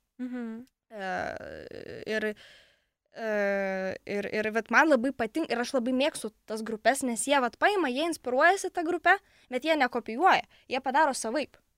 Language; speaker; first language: Lithuanian; non-native, local second language; Polish